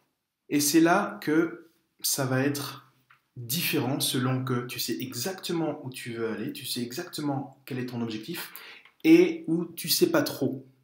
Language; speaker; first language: French; native; French